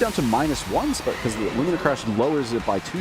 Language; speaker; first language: English; native; English